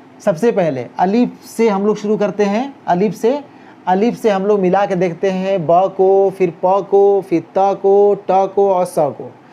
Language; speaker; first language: Hindi; native; Hindi